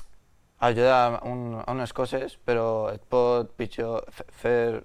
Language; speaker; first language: Catalan; early bilingual, other home language; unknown